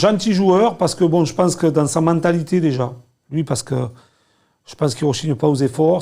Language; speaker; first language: French; native; French